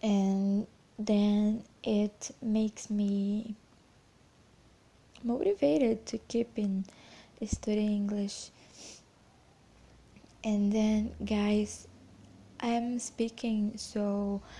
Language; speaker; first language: English; non-native, fluent; Portuguese